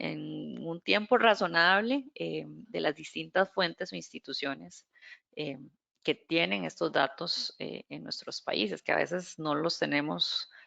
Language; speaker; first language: Spanish; native; Spanish